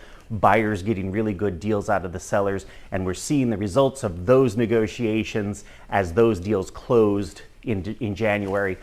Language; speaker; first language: English; native; English